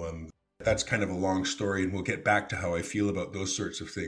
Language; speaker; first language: English; native; English